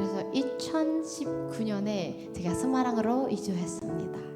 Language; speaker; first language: Korean; non-native, learner; Indonesian